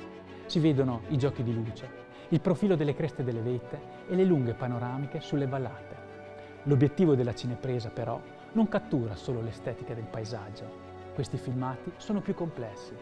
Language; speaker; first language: Italian; native; Italian